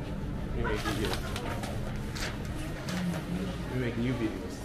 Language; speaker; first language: English; non-native, learner; Korean